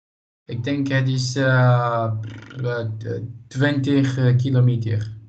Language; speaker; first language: Dutch; non-native, learner; Portuguese